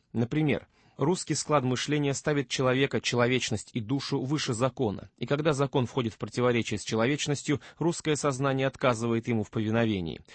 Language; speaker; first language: Russian; native; Russian